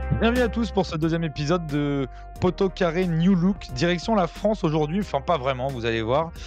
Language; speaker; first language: French; native; French